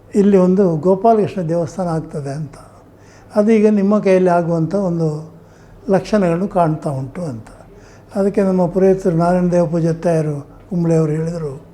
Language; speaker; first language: Kannada; native; Kannada